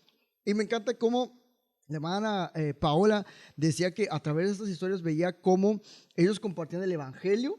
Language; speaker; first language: Spanish; native; Spanish